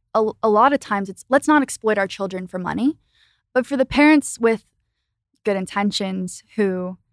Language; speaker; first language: English; native; English